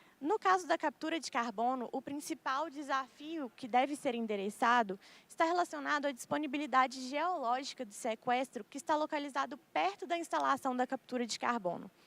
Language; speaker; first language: Portuguese; native; Portuguese